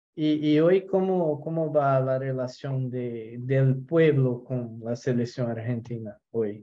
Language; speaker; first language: Spanish; non-native, local second language; Portuguese